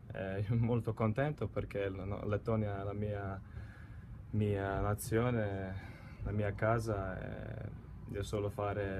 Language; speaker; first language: Italian; non-native, learner; Latvian